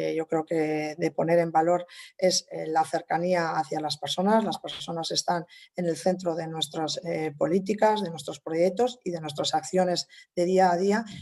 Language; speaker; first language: Spanish; native; Spanish